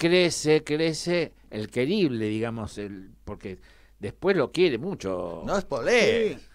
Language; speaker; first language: Spanish; native; Spanish